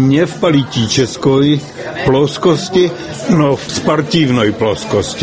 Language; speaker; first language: Russian; non-native, fluent; Czech